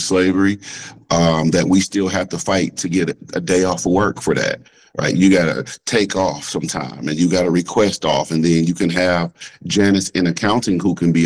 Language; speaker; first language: English; native; English